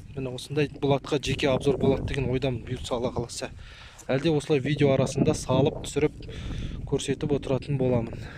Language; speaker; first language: Kazakh; native; Kazakh